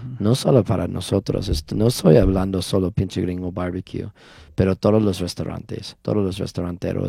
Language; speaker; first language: Spanish; non-native, learner; English